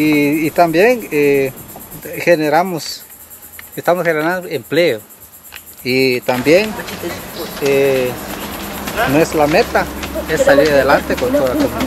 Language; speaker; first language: Spanish; non-native, local second language; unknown